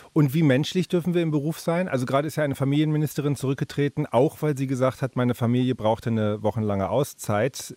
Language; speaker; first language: German; native; German